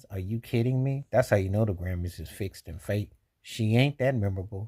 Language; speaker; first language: English; native; English